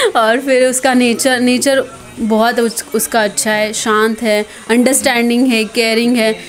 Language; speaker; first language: Hindi; non-native, local second language; Marathi